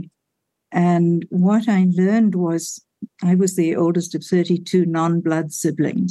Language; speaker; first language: English; native; English